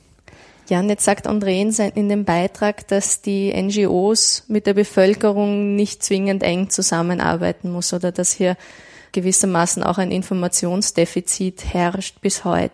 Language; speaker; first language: German; native; German